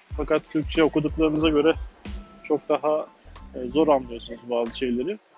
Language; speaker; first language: Turkish; native; Turkish